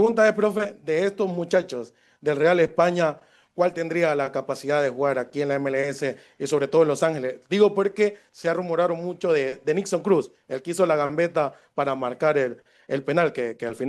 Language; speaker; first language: Spanish; native; Spanish